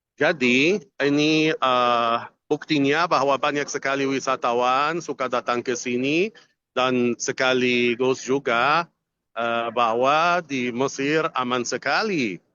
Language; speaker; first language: Indonesian; non-native, fluent; Arabic